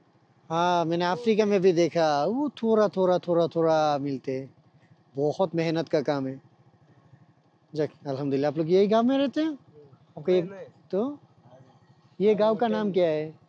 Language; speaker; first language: Hindi; non-native, fluent; Bangla